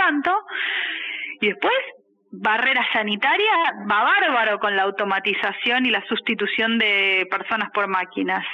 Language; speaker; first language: Spanish; native; Spanish